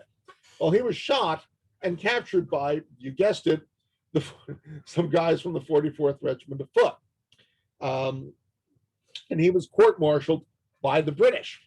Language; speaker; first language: English; native; English